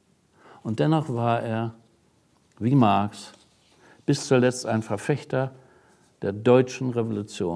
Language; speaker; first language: German; native; German